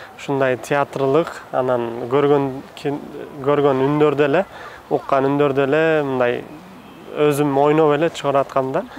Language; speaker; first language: Kyrgyz; non-native, fluent; Turkish